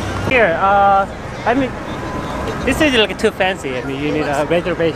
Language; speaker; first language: English; non-native, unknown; Korean